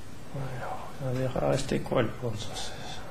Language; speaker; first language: Spanish; non-native, learner; French